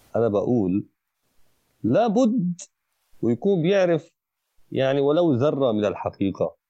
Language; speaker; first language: Arabic; native; Arabic